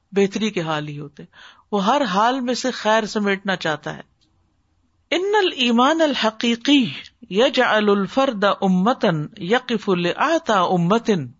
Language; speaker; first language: Urdu; native; Urdu